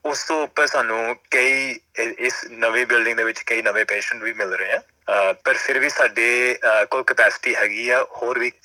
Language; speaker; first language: Punjabi; early bilingual, heritage; Punjabi